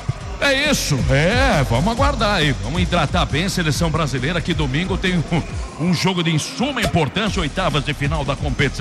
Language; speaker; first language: Portuguese; native; Portuguese